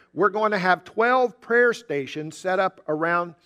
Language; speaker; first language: English; native; English